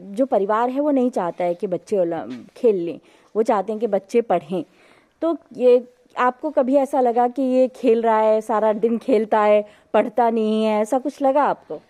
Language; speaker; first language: Hindi; native; Hindi